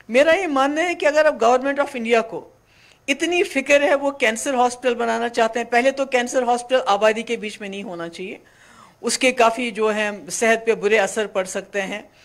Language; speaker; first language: Hindi; non-native, local second language; Kashmiri